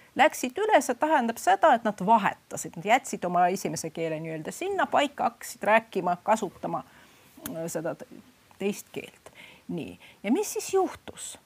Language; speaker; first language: Estonian; non-native, fluent; Russian